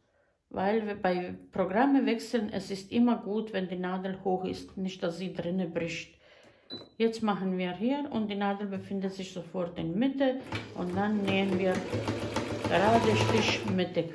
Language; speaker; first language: German; non-native, fluent; Bosnian